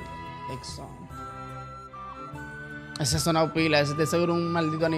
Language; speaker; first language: Spanish; native; Spanish